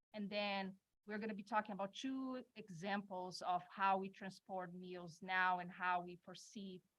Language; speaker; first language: English; non-native, fluent; Portuguese